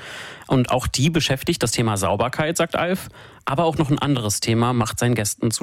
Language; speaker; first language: German; native; German